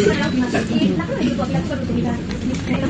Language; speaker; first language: Spanish; native; Spanish